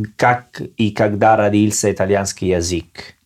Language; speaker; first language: Russian; non-native, learner; Italian